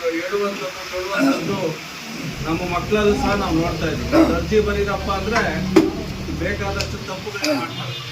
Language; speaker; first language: Kannada; native; Kannada